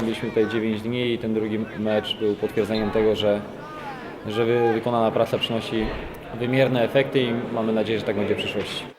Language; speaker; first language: Polish; native; Polish